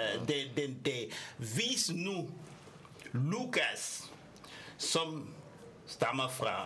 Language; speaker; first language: Danish; non-native, fluent; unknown